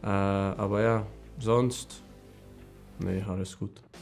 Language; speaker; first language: German; non-native, fluent; Hungarian